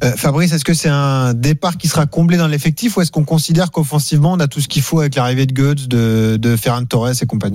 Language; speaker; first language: French; native; French